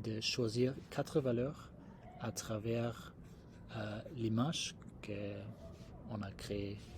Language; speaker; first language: French; non-native, fluent; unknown